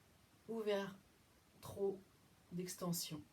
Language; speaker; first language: French; native; French